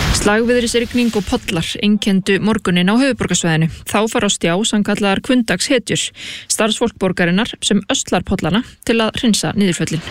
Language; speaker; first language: Icelandic; native; Icelandic